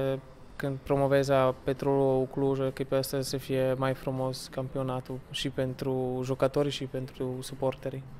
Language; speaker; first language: Romanian; non-native, learner; Slovak